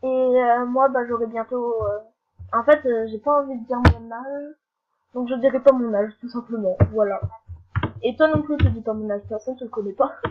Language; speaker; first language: French; native; French